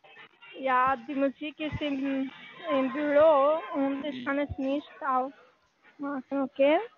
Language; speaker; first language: German; non-native, learner; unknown